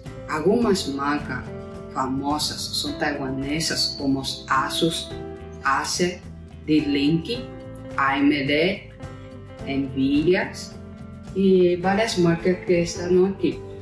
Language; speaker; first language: Portuguese; non-native, fluent; Chinese